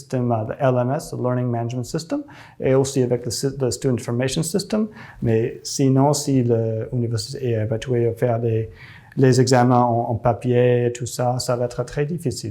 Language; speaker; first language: French; non-native, learner; English